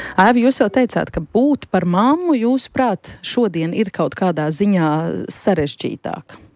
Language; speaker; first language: Latvian; native; Latvian